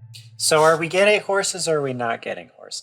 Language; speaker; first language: English; native; English